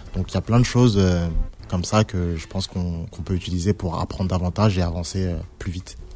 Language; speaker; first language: French; native; French